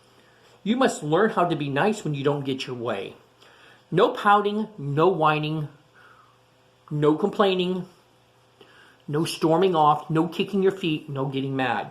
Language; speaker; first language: English; native; English